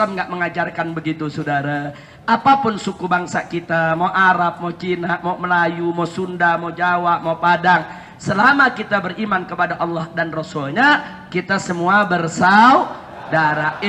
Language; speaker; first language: Indonesian; native; Indonesian